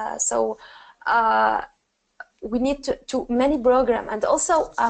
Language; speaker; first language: English; non-native, learner; Arabic